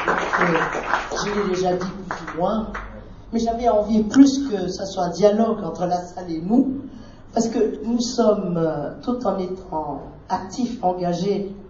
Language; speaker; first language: French; non-native, fluent; Vietnamese